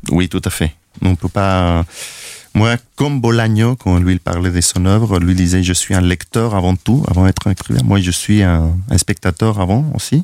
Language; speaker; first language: French; non-native, fluent; Spanish